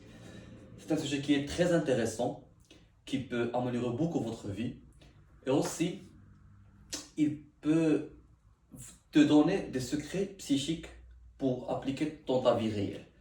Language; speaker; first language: French; non-native, learner; Arabic